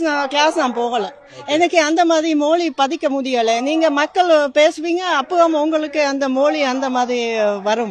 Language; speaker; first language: Tamil; non-native, learner; German